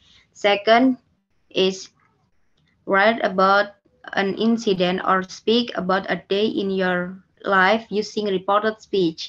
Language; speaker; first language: English; non-native, learner; Indonesian